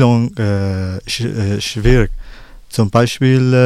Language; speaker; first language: German; non-native, learner; Arabic